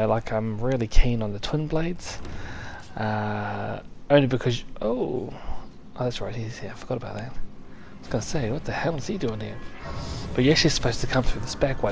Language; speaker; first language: English; native; English